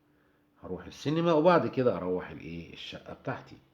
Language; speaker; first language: Arabic; native; Arabic